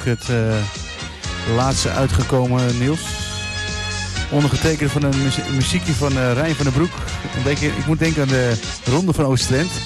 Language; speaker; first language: Dutch; native; Dutch